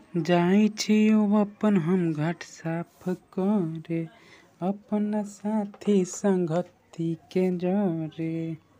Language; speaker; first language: Hindi; native; Hindi